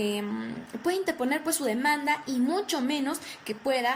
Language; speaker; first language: Spanish; native; Spanish